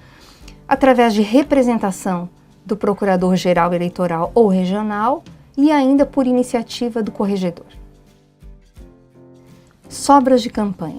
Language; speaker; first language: Portuguese; native; Portuguese